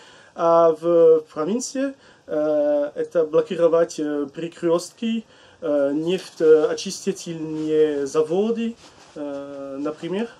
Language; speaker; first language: Russian; non-native, learner; French